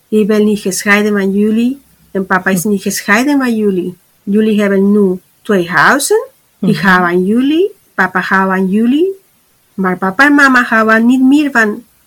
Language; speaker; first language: Dutch; non-native, learner; Spanish